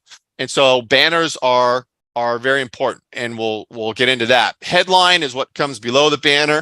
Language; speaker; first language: English; native; English